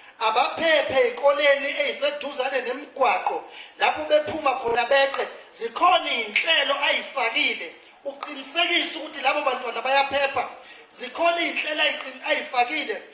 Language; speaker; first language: Zulu; native; Zulu